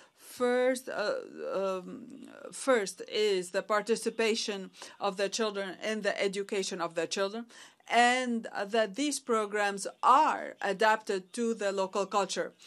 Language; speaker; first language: English; non-native, fluent; Arabic